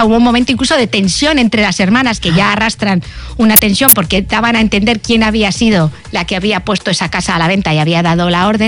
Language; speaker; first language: Spanish; native; Spanish